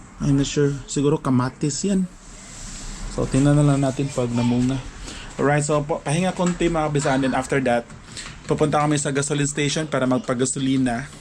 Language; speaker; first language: Filipino; non-native, local second language; Cebuano